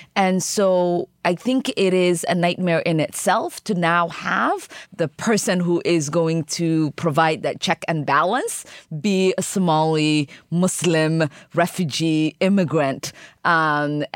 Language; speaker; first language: English; early bilingual, other home language; Somali